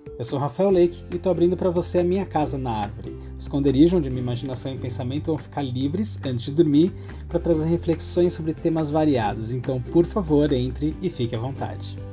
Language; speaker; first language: Portuguese; native; Portuguese